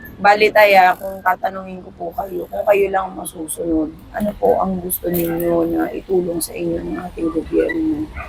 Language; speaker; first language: Filipino; native; Filipino